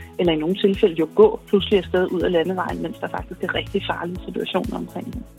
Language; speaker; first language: Danish; native; Danish